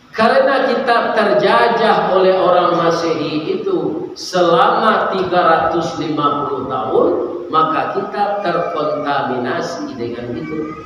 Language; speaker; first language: Malay; non-native, local second language; Minangkabau